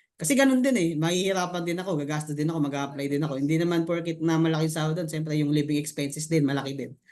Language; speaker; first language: Filipino; native; Filipino